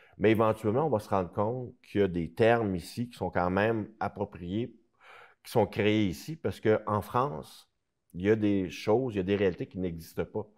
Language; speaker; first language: French; native; French